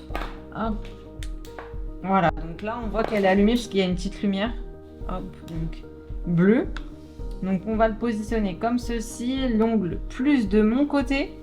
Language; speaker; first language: French; native; French